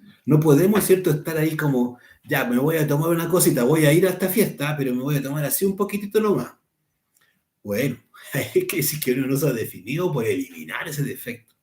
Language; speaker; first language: Spanish; native; Spanish